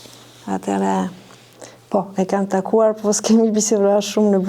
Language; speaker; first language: Albanian; non-native, fluent; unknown